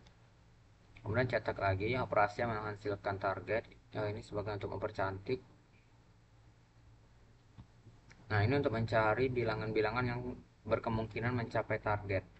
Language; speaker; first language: Indonesian; native; Indonesian